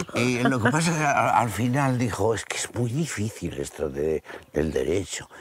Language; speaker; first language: Spanish; native; Spanish